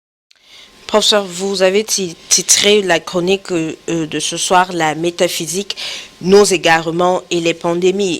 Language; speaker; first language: French; native; French